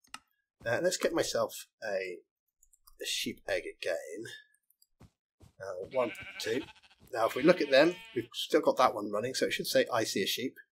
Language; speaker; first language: English; native; English